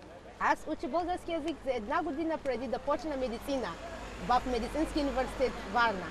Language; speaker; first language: Bulgarian; non-native, learner; Hausa